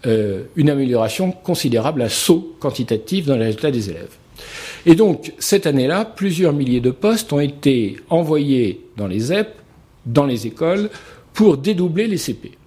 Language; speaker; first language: French; native; French